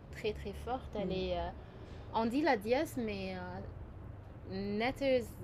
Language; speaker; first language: French; non-native, fluent; Arabic